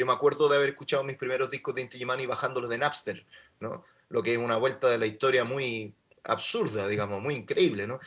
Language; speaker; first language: Spanish; native; Spanish